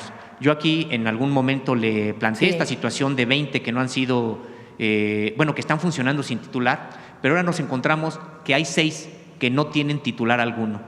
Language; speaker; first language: Spanish; native; Spanish